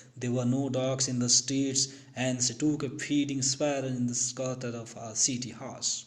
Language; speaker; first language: English; non-native, local second language; Hindi